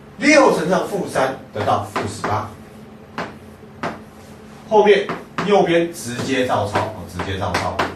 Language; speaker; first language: Chinese; native; Chinese